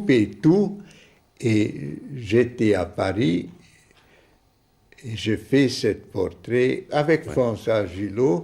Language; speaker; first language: French; non-native, fluent; Hungarian